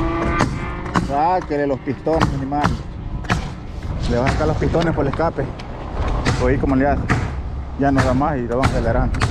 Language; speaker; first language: Spanish; native; Spanish